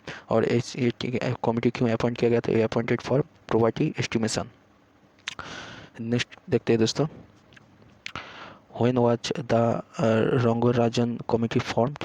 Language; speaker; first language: Hindi; native; Hindi